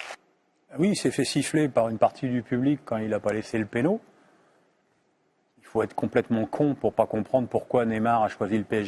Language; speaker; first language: French; native; French